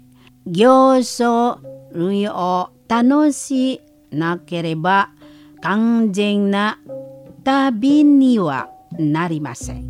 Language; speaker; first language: Japanese; non-native, fluent; Indonesian